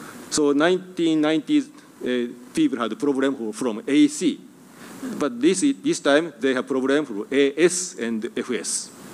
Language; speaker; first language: English; non-native, fluent; Japanese